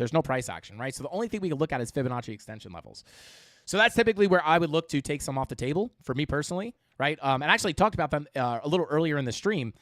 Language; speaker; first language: English; native; English